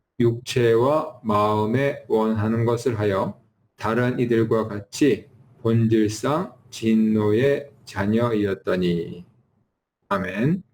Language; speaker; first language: Korean; native; Korean